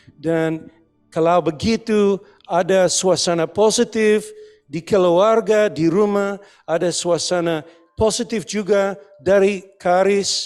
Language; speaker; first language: Indonesian; non-native, fluent; English